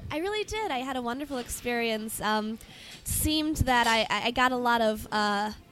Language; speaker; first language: English; native; English